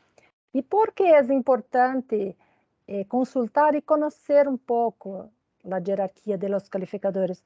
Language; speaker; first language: Spanish; non-native, fluent; Portuguese